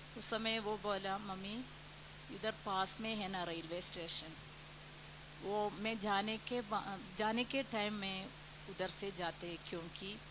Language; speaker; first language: Hindi; non-native, local second language; Malayalam